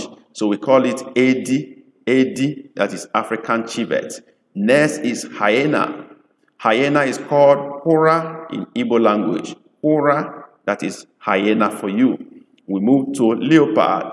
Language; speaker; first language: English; non-native, local second language; Igbo